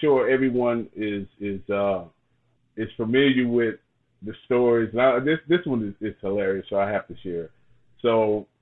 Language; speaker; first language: English; native; English